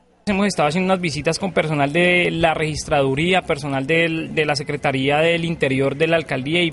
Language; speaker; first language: Spanish; native; Spanish